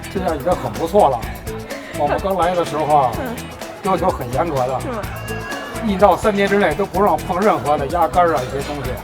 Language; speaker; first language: Chinese; native; Chinese